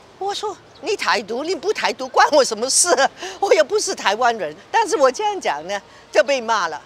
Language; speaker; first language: Chinese; non-native, local second language; Cantonese